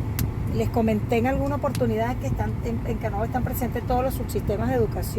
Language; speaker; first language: Spanish; native; Spanish